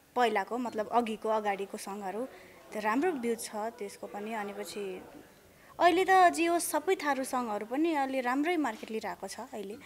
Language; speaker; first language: Nepali; non-native, local second language; Dangaura Tharu